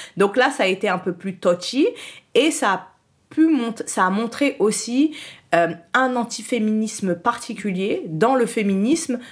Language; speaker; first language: French; early bilingual, other home language; Haitian Creole